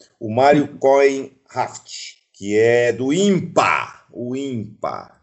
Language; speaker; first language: Portuguese; native; Portuguese